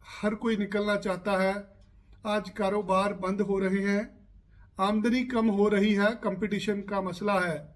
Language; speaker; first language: Hindi; non-native, local second language; Punjabi